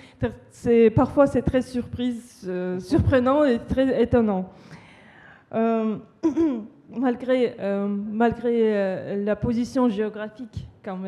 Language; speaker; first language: French; non-native, fluent; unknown